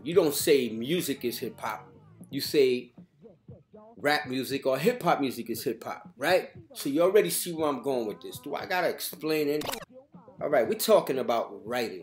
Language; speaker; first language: English; native; English